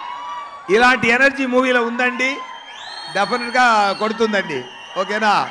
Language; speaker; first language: Telugu; non-native, local second language; Tamil